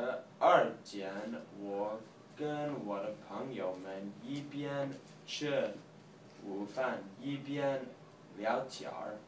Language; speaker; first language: Chinese; non-native, learner; English